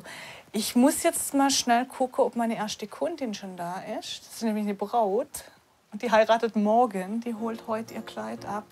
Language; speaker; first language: German; native; German